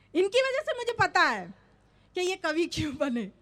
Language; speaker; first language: Hindi; non-native, local second language; Gujarati